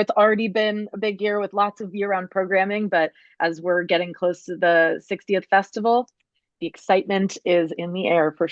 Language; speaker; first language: English; native; English